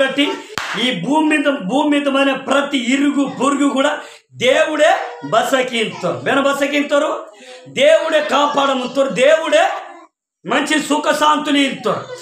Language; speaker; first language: Telugu; non-native, local second language; Koya